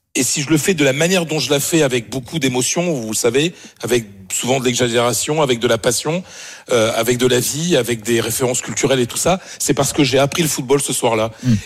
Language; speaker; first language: French; native; French